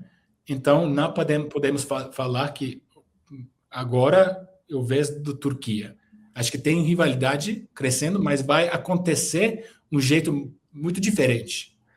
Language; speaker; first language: Portuguese; non-native, fluent; Turkish